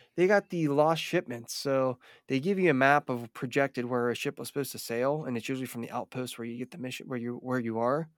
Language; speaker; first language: English; native; English